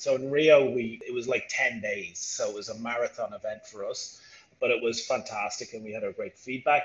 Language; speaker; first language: English; native; English